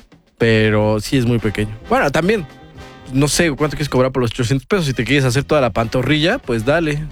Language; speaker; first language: Spanish; native; Spanish